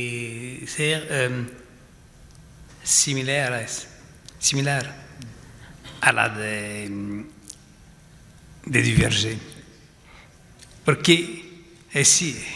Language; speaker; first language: Spanish; non-native, fluent; French